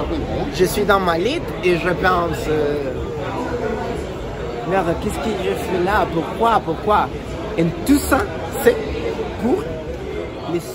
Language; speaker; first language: French; non-native, learner; Spanish